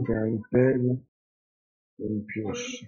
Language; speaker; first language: French; native; French